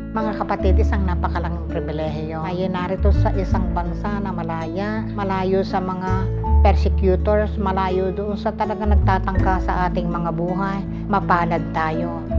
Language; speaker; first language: Filipino; native; Filipino